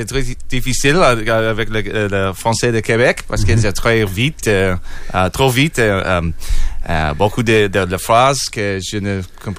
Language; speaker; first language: French; non-native, learner; English